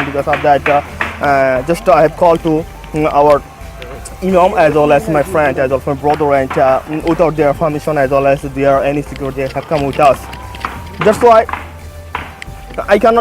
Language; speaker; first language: English; non-native, fluent; Bangla